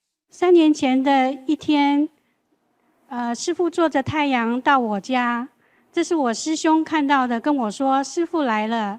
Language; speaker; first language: Chinese; native; Chinese